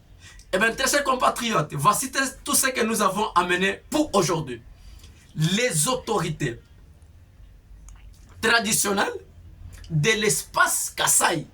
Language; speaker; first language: French; non-native, local second language; Lingala